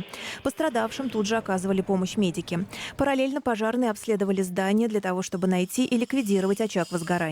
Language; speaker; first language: Russian; native; Russian